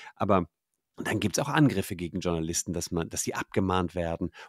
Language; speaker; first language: German; native; German